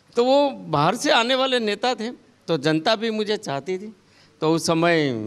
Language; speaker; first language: Hindi; non-native, local second language; Gujarati